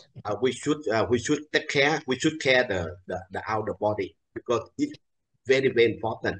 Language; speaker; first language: English; non-native, learner; Vietnamese